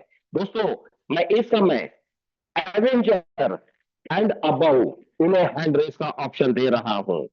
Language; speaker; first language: Hindi; native; Hindi